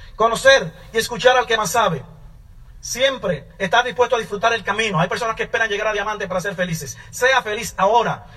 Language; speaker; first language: Spanish; native; Spanish